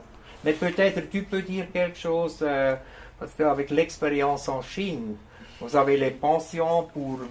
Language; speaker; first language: French; non-native, fluent; German